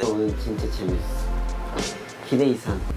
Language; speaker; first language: Korean; non-native, fluent; Japanese